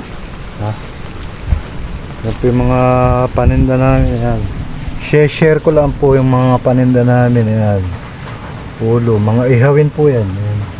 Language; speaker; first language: Filipino; native; Filipino